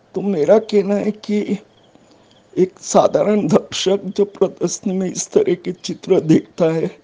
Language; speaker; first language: Hindi; native; Hindi